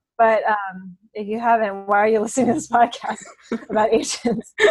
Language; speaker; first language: English; native; English